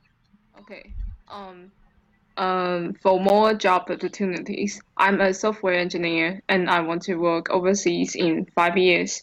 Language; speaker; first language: English; non-native, learner; Chinese